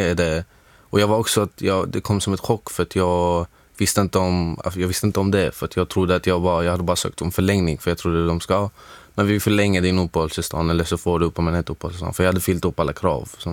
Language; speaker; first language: Swedish; non-native, fluent; Arabic